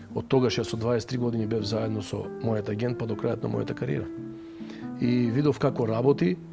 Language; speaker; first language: Macedonian; native; Macedonian